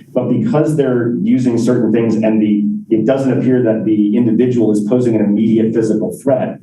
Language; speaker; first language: English; native; English